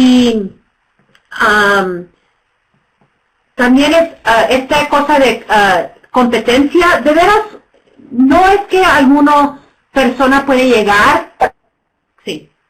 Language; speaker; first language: Spanish; non-native, fluent; English